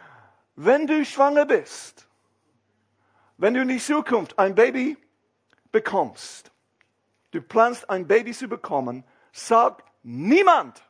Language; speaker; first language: German; non-native, fluent; English